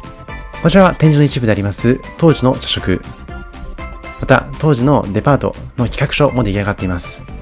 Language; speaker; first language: Japanese; native; Japanese